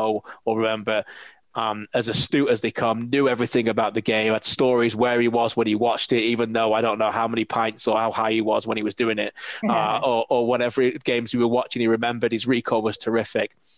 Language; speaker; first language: English; native; English